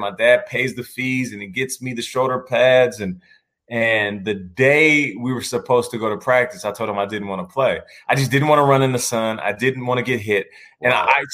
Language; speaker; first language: English; native; English